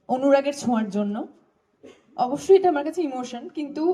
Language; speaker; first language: Bangla; native; Bangla